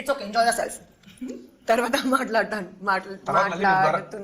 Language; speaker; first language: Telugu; non-native, learner; Hindi